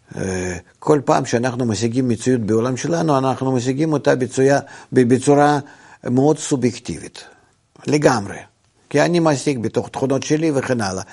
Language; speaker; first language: Hebrew; non-native, fluent; Russian